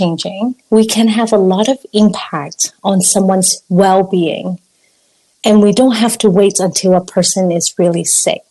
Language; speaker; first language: English; non-native, local second language; Cantonese